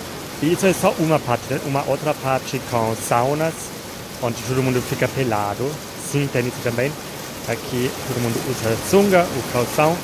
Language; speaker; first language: Portuguese; non-native, fluent; German